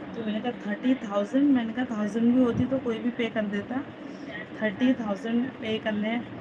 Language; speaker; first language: Hindi; native; Hindi